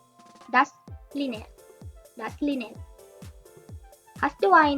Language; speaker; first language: German; non-native, learner; Sinhala